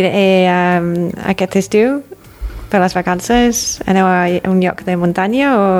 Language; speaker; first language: Catalan; non-native, fluent; English